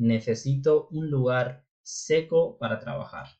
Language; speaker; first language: Spanish; non-native, fluent; Urdu